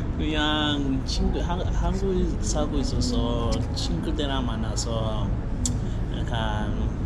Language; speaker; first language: Korean; non-native, learner; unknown